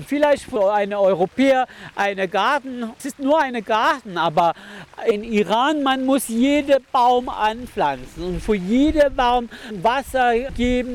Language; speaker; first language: German; non-native, learner; Persian